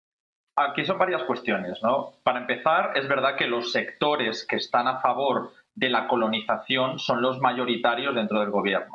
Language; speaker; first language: Spanish; native; Spanish